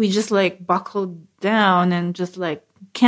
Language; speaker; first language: English; non-native, local second language; Filipino